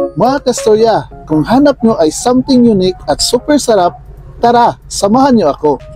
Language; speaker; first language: Filipino; non-native, local second language; Cebuano